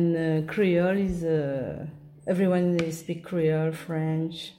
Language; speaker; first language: English; non-native, local second language; Morisyen